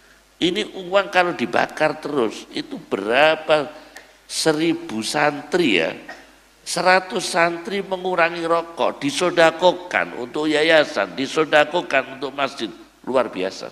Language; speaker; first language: Indonesian; native; Indonesian